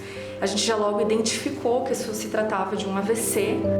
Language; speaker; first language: Portuguese; native; Portuguese